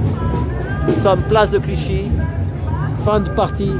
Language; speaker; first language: French; native; French